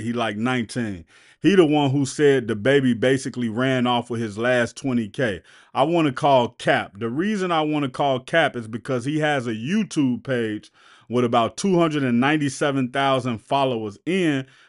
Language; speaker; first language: English; native; English